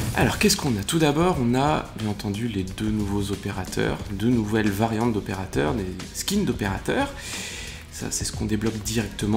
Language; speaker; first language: French; native; French